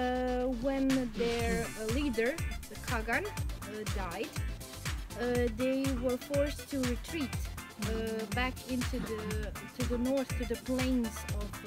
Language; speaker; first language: English; non-native, fluent; Croatian